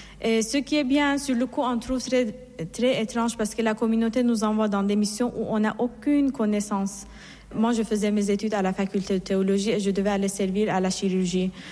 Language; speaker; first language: French; non-native, fluent; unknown